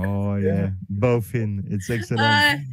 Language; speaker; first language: English; non-native, learner; French